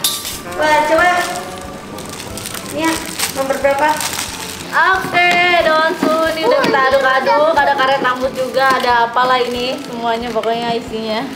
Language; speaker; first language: Indonesian; native; Indonesian